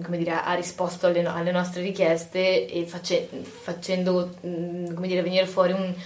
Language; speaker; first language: Italian; native; Italian